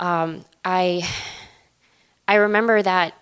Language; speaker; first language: English; non-native, local second language; Urdu